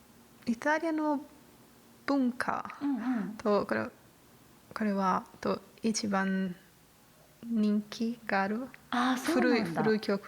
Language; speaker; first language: Japanese; non-native, learner; Italian